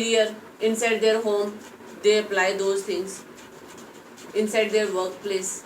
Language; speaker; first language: English; non-native, local second language; Hindi